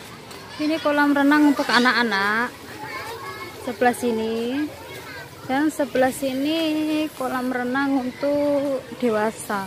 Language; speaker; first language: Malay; non-native, local second language; Javanese